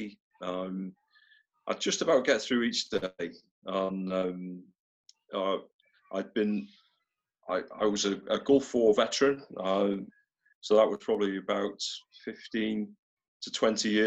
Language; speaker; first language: English; native; English